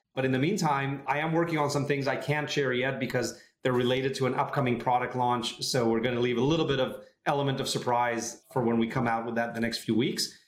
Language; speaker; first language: English; non-native, fluent; Hebrew